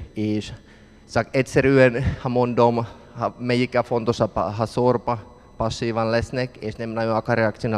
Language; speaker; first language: Hungarian; non-native, learner; Finnish